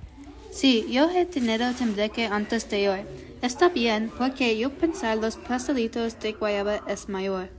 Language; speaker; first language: Spanish; non-native, learner; English